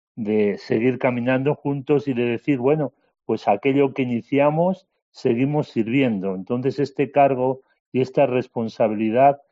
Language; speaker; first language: Spanish; native; Spanish